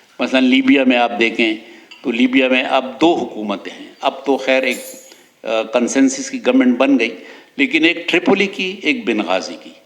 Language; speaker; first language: Urdu; non-native, local second language; Pashto